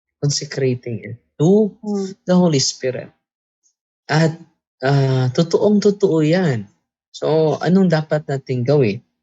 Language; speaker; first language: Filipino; non-native, local second language; Cebuano